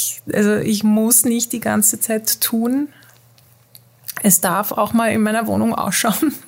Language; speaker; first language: German; early bilingual, heritage; German